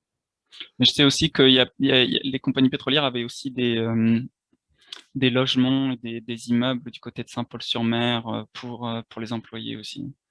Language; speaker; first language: French; native; French